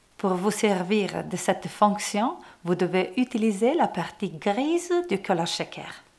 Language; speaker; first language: French; non-native, fluent; Italian